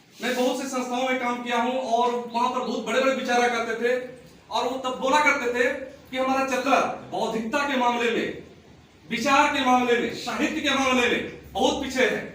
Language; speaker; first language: Hindi; native; Hindi